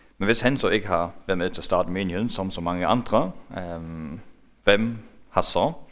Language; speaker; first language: Danish; non-native, local second language; Faroese